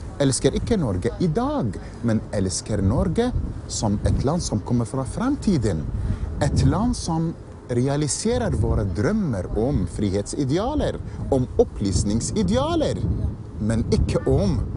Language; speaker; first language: Norwegian; non-native, fluent; Arabic